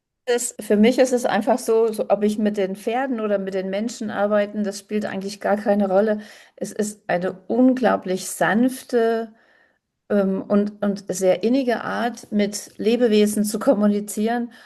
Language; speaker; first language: German; native; German